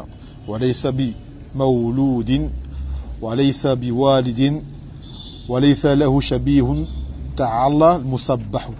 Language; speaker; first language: Arabic; non-native, fluent; French